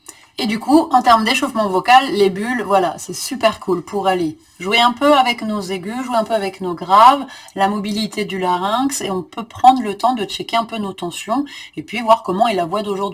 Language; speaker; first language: French; native; French